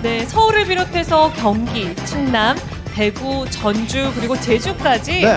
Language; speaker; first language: Korean; native; Korean